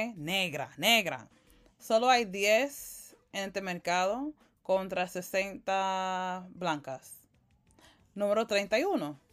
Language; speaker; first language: Spanish; early bilingual, heritage; Spanish